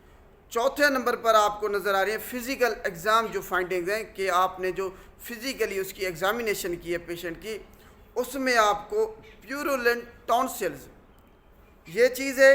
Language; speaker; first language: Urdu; non-native, local second language; Punjabi